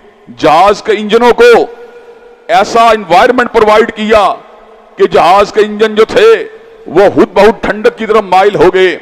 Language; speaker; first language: Urdu; native; Urdu